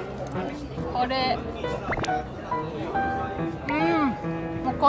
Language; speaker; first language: Japanese; non-native, fluent; German